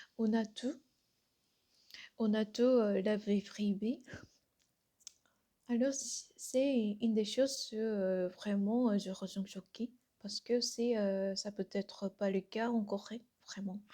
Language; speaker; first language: French; non-native, learner; Korean